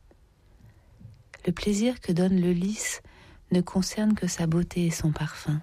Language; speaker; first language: French; native; French